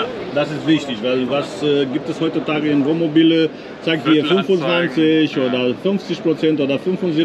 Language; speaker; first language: German; non-native, fluent; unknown